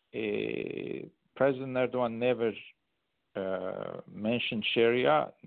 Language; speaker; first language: English; non-native, fluent; Turkish